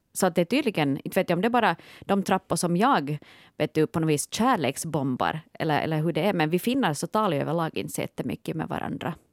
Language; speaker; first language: Swedish; native; Swedish